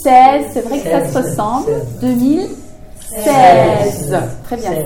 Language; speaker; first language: French; native; French